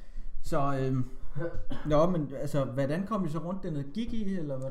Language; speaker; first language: Danish; native; Danish